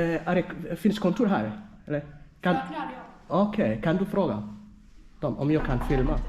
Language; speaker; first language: Swedish; non-native, learner; Somali